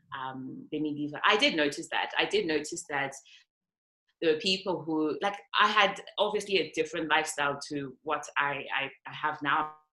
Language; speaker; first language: English; non-native, local second language; North Ndebele